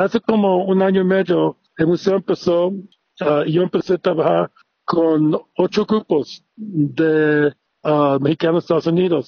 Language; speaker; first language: Spanish; early bilingual, heritage; Spanish